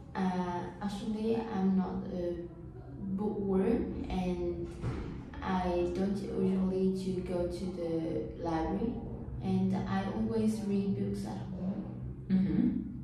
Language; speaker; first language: English; non-native, learner; Vietnamese